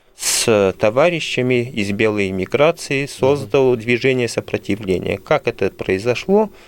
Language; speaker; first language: Russian; early bilingual, heritage; Russian